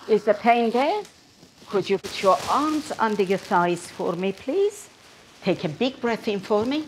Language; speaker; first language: English; non-native, fluent; Persian